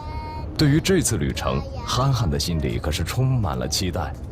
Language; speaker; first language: Chinese; native; Chinese